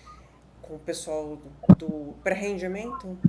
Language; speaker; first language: Portuguese; native; Portuguese